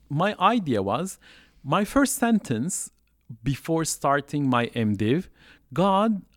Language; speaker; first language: English; non-native, fluent; Turkish